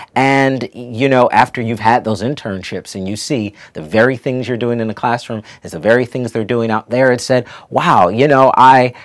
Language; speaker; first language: English; native; English